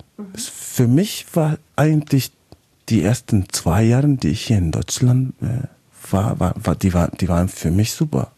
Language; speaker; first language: German; non-native, fluent; Spanish